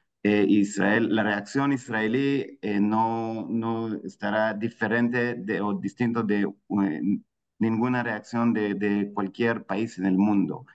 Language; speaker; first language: Spanish; non-native, fluent; Hebrew